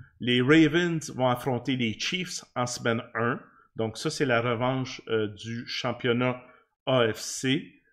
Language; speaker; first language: French; native; French